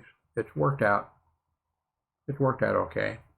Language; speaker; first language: English; native; English